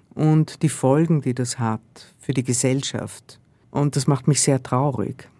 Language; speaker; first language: German; native; German